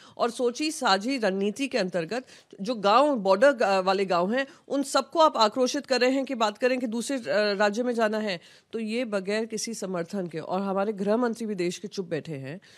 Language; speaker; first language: Hindi; native; Hindi